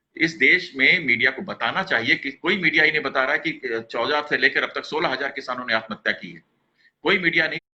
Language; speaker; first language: Hindi; native; Hindi